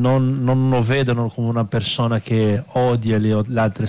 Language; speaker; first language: Italian; non-native, fluent; Portuguese